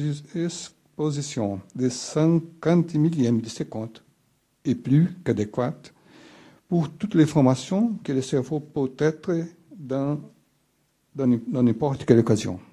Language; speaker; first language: French; non-native, fluent; Portuguese